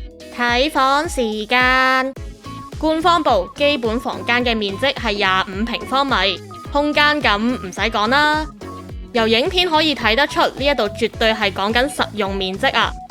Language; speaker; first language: Cantonese; native; Cantonese